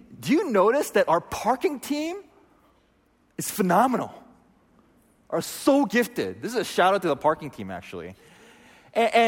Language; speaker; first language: English; native; English